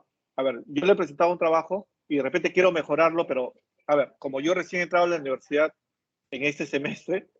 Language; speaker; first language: Spanish; native; Spanish